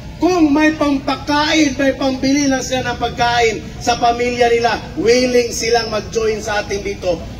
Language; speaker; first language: Filipino; non-native, local second language; Cebuano